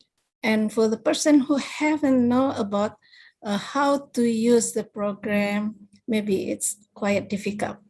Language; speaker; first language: English; non-native, learner; Indonesian